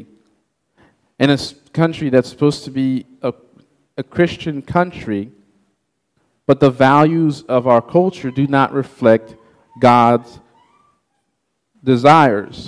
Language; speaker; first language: English; non-native, fluent; Haitian Creole